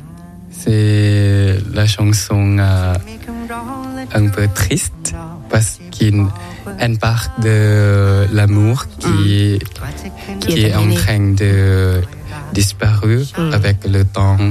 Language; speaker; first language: French; non-native, learner; Thai